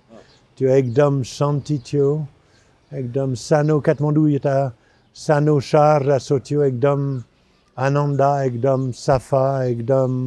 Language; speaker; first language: Nepali; non-native, learner; French